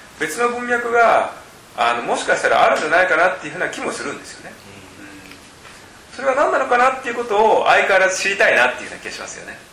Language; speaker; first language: Japanese; native; Japanese